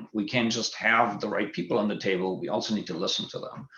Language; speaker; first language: English; non-native, fluent; German